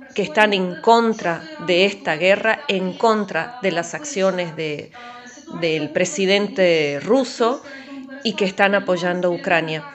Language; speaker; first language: Spanish; non-native, fluent; Ukrainian